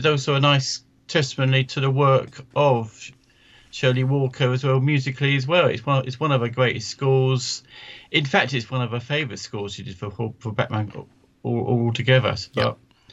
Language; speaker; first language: English; native; English